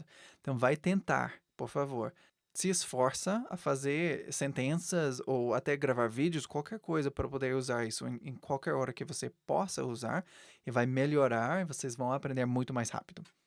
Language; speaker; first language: Portuguese; non-native, fluent; English